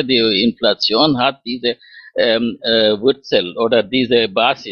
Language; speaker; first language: German; non-native, fluent; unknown